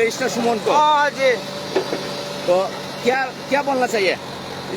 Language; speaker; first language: Hindi; non-native, learner; Bangla